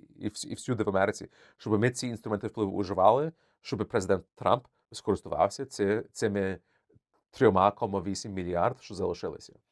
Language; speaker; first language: Ukrainian; early bilingual, heritage; Ukrainian